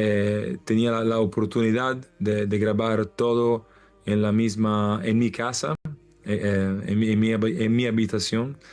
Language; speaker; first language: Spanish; non-native, learner; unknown